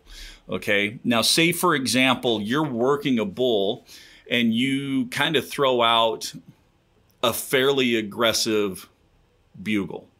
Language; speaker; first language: English; native; English